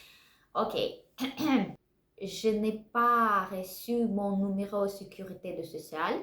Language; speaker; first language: French; non-native, learner; Russian